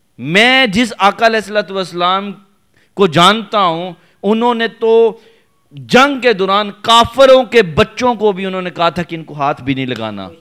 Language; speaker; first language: Urdu; non-native, local second language; Punjabi